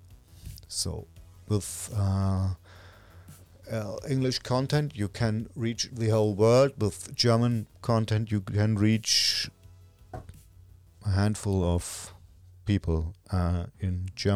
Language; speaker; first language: English; non-native, learner; German